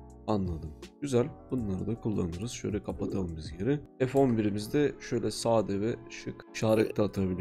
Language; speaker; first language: Turkish; native; Turkish